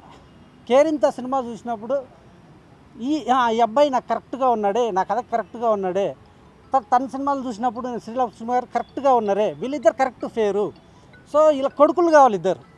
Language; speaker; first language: Telugu; native; Telugu